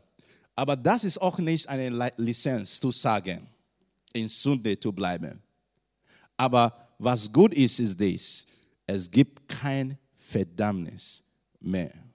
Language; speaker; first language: German; non-native, learner; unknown